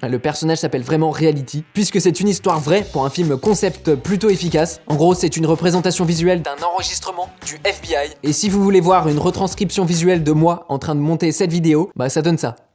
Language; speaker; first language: French; native; French